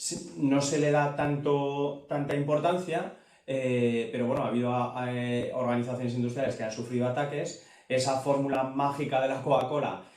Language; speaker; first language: Spanish; native; Spanish